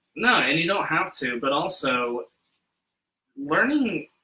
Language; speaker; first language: English; native; English